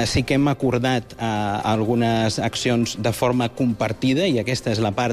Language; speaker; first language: Catalan; native; Catalan